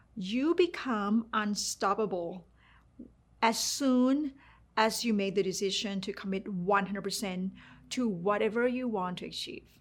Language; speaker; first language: English; non-native, fluent; Thai